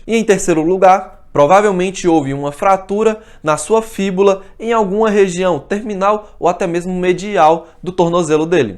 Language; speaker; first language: Portuguese; native; Portuguese